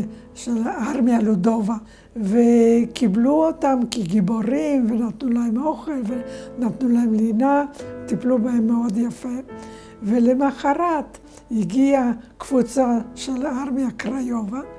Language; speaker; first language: Hebrew; non-native, fluent; Polish